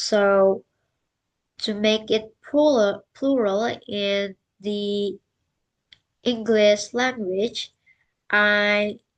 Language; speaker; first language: English; non-native, learner; Indonesian